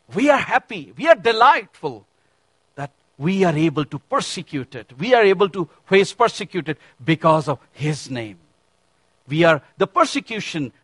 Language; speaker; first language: English; non-native, local second language; Urdu